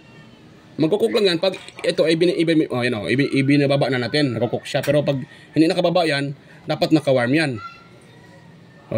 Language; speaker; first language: Filipino; native; Filipino